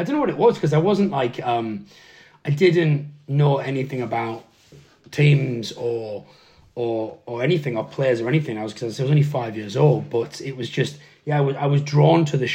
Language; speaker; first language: English; native; English